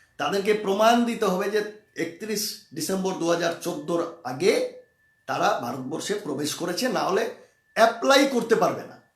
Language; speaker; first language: Bangla; native; Bangla